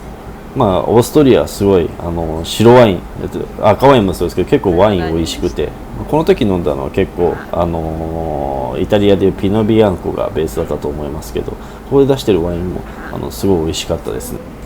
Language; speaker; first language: Japanese; native; Japanese